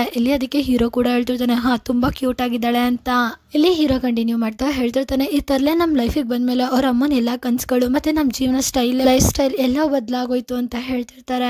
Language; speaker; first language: Kannada; native; Kannada